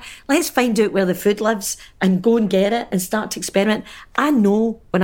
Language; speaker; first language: English; native; English